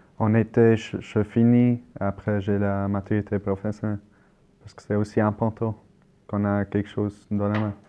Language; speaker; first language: French; non-native, local second language; German